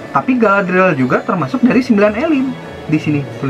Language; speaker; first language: Indonesian; native; Indonesian